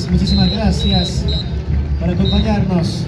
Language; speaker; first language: Spanish; native; Spanish